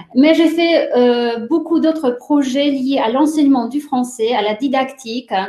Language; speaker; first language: French; non-native, fluent; Polish